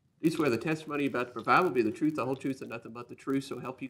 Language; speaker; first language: English; native; English